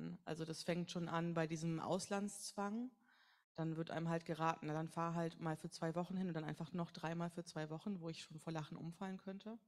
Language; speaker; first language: German; native; German